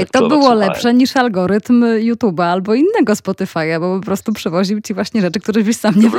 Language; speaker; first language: Polish; native; Polish